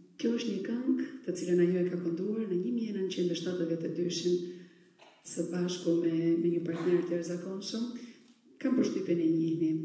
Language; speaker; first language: Albanian; early bilingual, heritage; Albanian